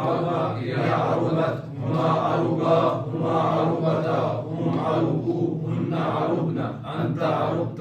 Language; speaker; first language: Arabic; non-native, learner; Urdu